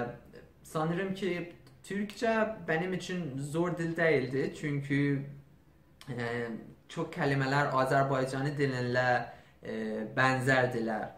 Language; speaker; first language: Turkish; non-native, learner; Persian